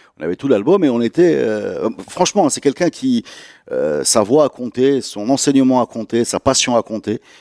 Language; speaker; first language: French; non-native, local second language; Arabic